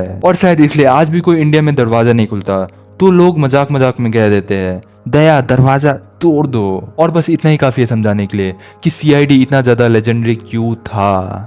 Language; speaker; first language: Hindi; non-native, local second language; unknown